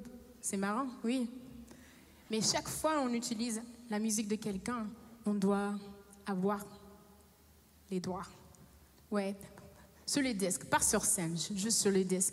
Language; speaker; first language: French; non-native, fluent; English